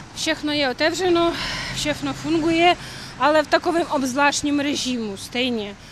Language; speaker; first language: Czech; non-native, fluent; Ukrainian